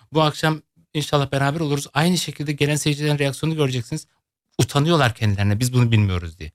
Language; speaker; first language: Turkish; early bilingual, heritage; Turkish